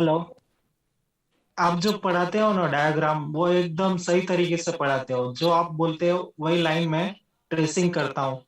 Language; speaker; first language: Hindi; native; Hindi